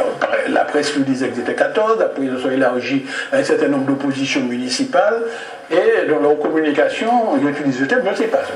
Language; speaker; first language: French; native; French